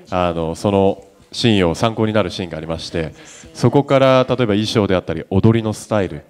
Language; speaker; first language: Japanese; native; Japanese